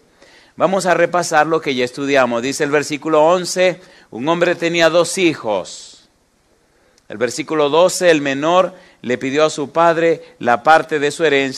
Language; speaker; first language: Spanish; native; Spanish